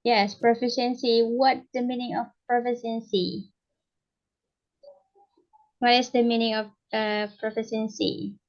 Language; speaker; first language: English; non-native, learner; Indonesian